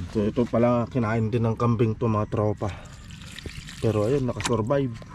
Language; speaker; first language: Filipino; non-native, local second language; Iloko